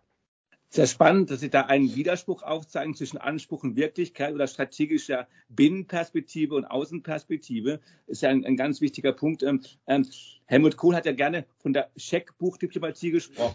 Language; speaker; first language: German; native; German